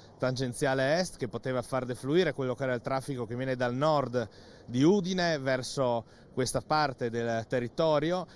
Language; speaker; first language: Italian; native; Italian